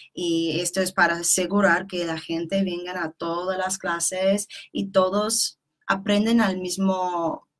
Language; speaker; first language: Spanish; non-native, fluent; English